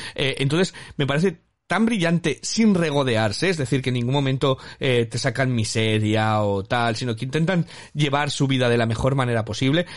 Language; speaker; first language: Spanish; native; Spanish